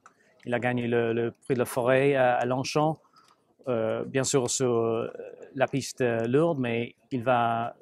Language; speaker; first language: French; non-native, fluent; English